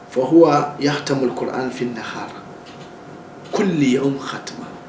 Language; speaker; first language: Arabic; non-native, fluent; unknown